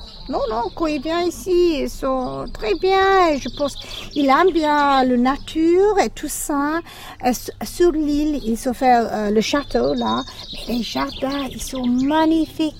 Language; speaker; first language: French; non-native, learner; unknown